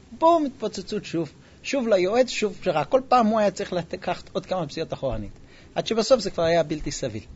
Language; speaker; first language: Hebrew; non-native, fluent; English